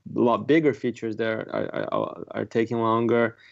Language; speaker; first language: English; non-native, fluent; Portuguese